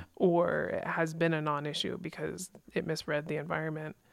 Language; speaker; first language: English; native; English